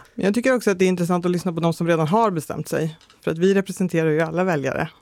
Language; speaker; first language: Swedish; native; Swedish